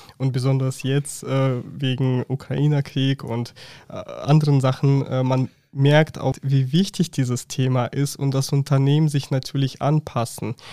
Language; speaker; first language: German; non-native, fluent; Russian